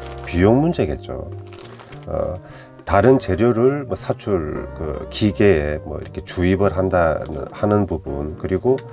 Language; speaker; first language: Korean; native; Korean